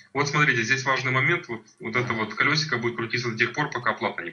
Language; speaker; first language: Russian; native; Russian